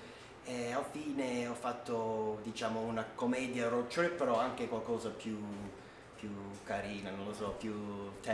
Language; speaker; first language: Italian; non-native, learner; English